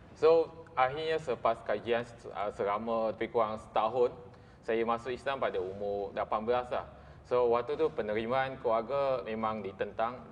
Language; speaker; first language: Malay; non-native, local second language; English